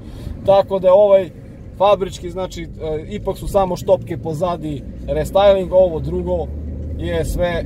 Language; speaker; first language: Serbian; native; Serbian